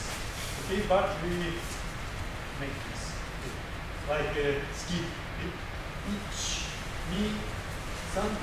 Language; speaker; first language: English; non-native, learner; Russian